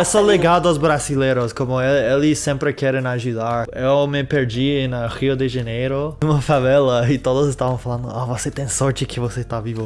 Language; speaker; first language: Portuguese; non-native, fluent; English